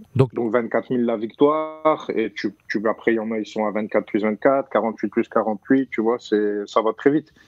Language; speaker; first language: French; native; French